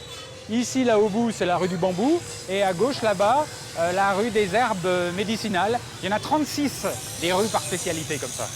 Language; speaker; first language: French; native; French